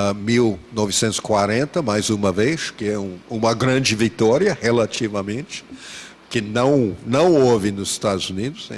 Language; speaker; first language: Portuguese; non-native, fluent; English